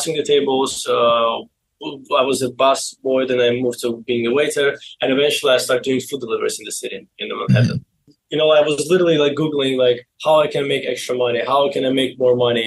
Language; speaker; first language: English; non-native, fluent; Azerbaijani